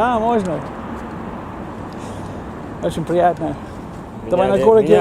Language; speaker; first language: Russian; non-native, fluent; English